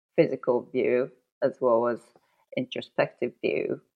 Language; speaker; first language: English; non-native, fluent; Japanese